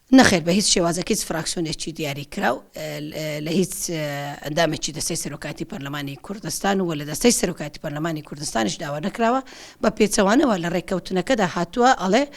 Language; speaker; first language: Central Kurdish; non-native, local second language; Turkmen